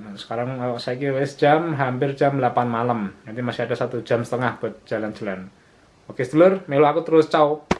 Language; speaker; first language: Malay; non-native, local second language; Javanese